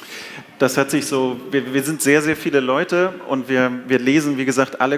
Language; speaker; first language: German; native; German